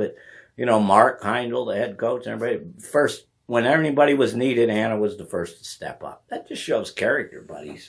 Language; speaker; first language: English; native; English